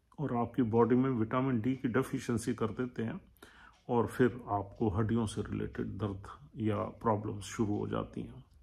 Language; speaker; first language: Hindi; native; Hindi